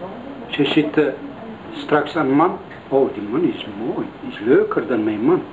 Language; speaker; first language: Dutch; non-native, learner; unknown